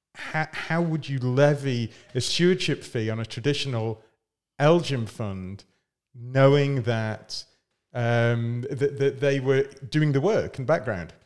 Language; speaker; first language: English; native; English